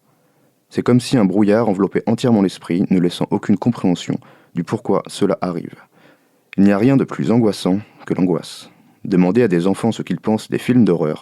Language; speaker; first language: French; native; French